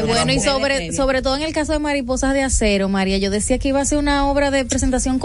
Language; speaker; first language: Spanish; native; Spanish